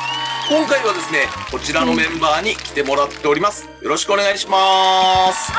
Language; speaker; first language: Japanese; native; Japanese